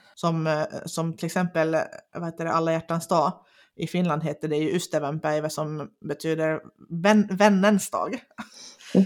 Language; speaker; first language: Swedish; non-native, local second language; Finnish